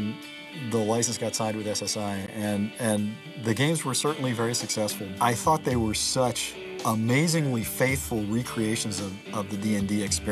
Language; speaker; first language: English; native; English